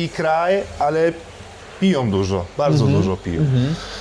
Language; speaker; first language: Polish; early bilingual, heritage; Polish